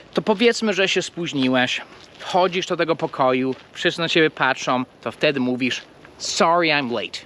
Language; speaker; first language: Polish; early bilingual, heritage; Polish